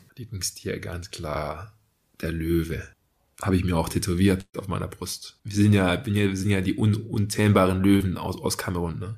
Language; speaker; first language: German; early bilingual, other home language; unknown